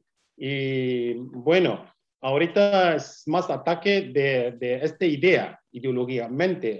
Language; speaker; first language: Spanish; non-native, learner; Kurdish